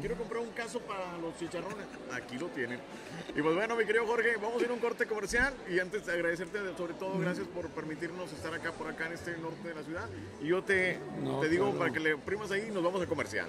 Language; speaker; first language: Spanish; native; Spanish